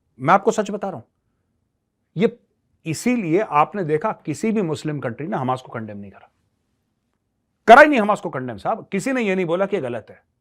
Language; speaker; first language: Hindi; native; Hindi